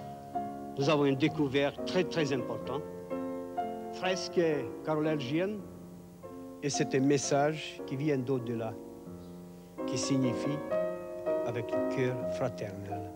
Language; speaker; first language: French; non-native, fluent; Hungarian